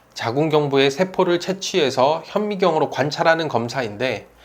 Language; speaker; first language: Korean; native; Korean